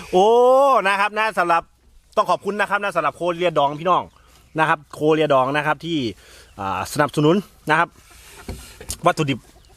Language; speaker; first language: Thai; native; Thai